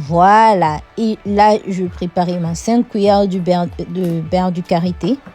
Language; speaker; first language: French; non-native, fluent; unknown